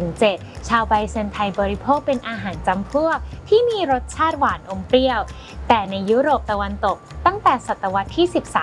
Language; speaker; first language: Thai; native; Thai